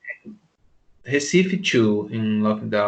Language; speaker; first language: English; non-native, learner; Portuguese